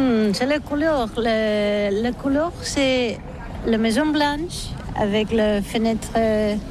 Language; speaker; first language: French; non-native, learner; Catalan